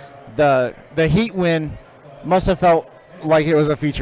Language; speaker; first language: English; native; English